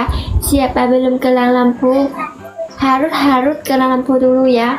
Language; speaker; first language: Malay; non-native, learner; Vietnamese